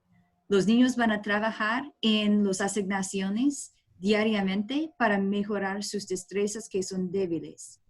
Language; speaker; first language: Spanish; non-native, learner; English